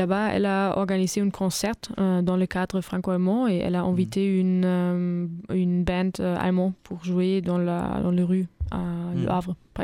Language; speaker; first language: French; non-native, fluent; German